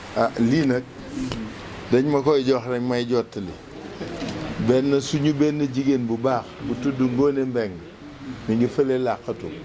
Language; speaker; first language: Wolof; native; Wolof